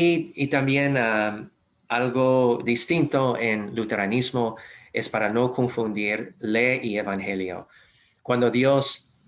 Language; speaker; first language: Spanish; non-native, fluent; English